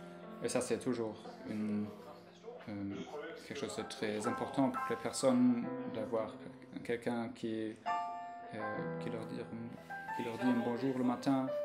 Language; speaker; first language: French; non-native, fluent; German